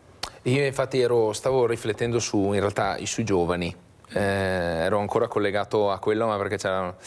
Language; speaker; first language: Italian; native; Italian